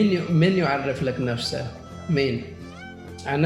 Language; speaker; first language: Arabic; non-native, fluent; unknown